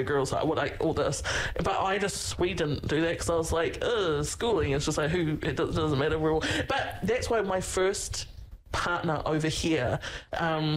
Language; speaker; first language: English; native; English